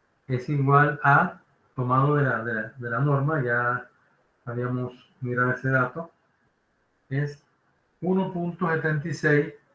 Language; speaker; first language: Spanish; native; Spanish